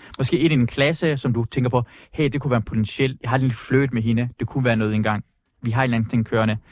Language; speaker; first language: Danish; early bilingual, other home language; Persian